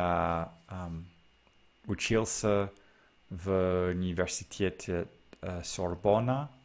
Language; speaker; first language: Russian; non-native, learner; English